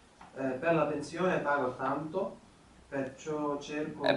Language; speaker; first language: Italian; non-native, learner; Hungarian